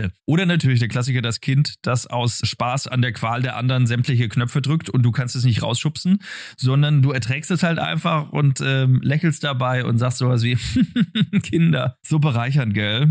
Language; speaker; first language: German; native; German